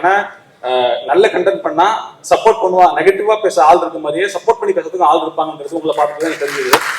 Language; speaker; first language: Tamil; native; Tamil